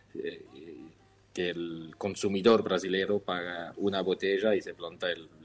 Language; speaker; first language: Spanish; non-native, fluent; French